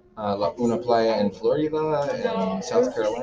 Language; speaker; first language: Spanish; non-native, fluent; English